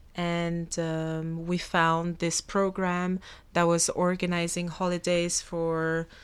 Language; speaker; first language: English; non-native, fluent; French